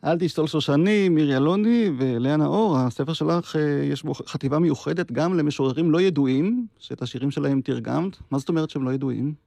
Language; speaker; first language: Hebrew; native; Hebrew